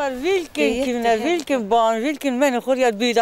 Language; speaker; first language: Swedish; non-native, learner; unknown